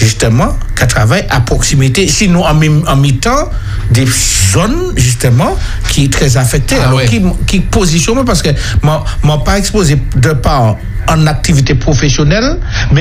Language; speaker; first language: French; native; French